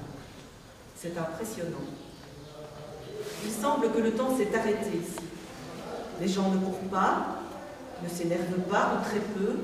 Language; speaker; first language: French; native; French